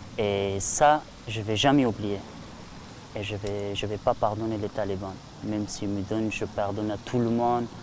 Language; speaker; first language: French; non-native, learner; Persian